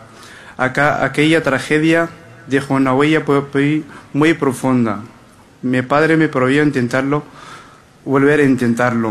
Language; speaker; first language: Spanish; non-native, fluent; Arabic